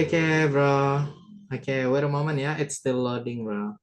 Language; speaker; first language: English; non-native, local second language; Indonesian